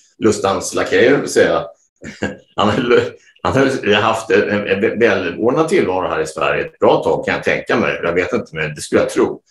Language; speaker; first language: Swedish; native; Swedish